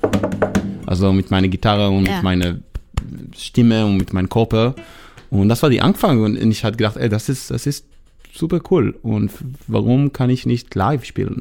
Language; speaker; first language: German; non-native, fluent; Hebrew